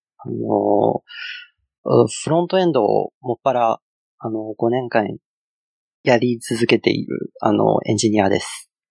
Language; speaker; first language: Japanese; non-native, fluent; Chinese